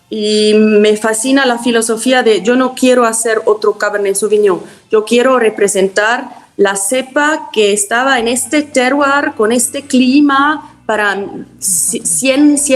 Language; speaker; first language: Spanish; non-native, fluent; German